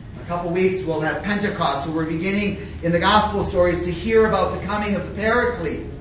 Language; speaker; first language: English; native; English